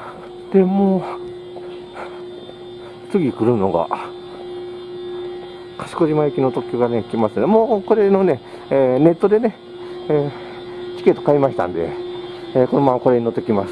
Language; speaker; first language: Japanese; native; Japanese